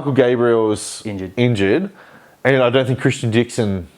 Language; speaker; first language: English; native; English